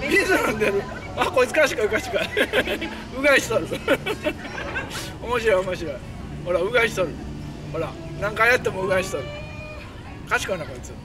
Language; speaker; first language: Japanese; native; Japanese